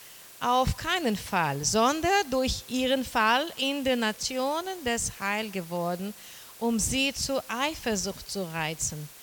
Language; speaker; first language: German; non-native, learner; Portuguese